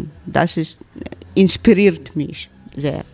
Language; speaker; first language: German; non-native, learner; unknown